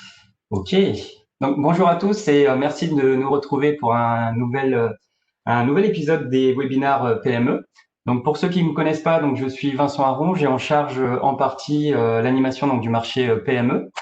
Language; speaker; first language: French; native; French